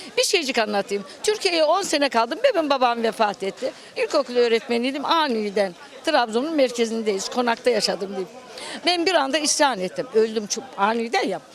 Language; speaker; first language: Turkish; native; Turkish